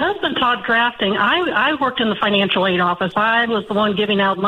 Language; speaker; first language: English; native; English